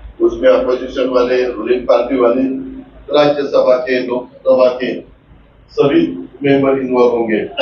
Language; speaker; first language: Hindi; non-native, local second language; Marathi